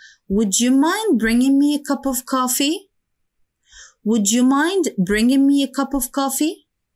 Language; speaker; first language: English; non-native, fluent; Arabic